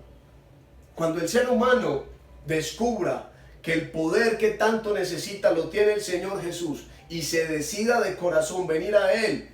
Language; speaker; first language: Spanish; native; Spanish